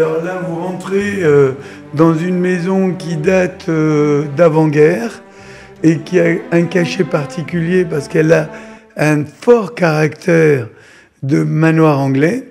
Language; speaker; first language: French; native; French